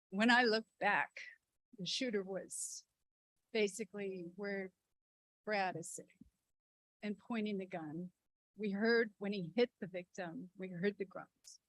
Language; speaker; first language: English; native; English